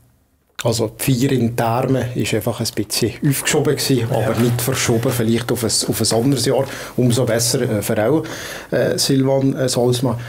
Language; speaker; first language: German; native; German